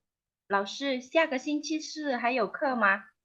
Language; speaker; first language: Chinese; early bilingual, heritage; Chinese